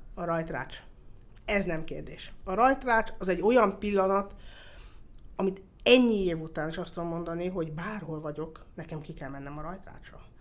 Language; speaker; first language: Hungarian; early bilingual, heritage; Hungarian